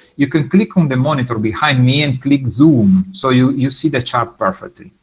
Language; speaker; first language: English; non-native, fluent; Italian